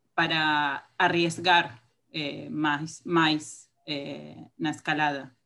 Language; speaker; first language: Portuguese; non-native, fluent; Spanish